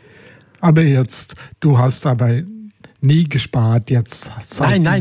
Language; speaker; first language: German; native; German